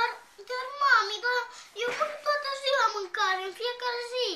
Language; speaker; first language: Romanian; early bilingual, heritage; Romanian